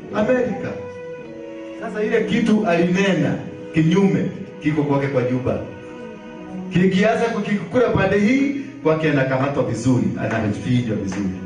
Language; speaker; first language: Swahili; non-native, local second language; Kikuyu